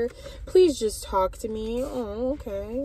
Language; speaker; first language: English; native; English